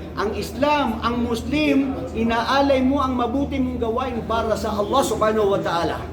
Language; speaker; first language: Filipino; non-native, local second language; Maranao